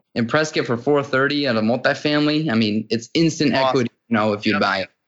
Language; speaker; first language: English; native; English